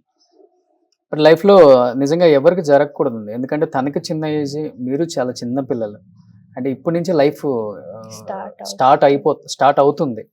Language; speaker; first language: Telugu; native; Telugu